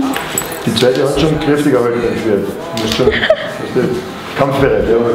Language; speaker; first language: German; native; German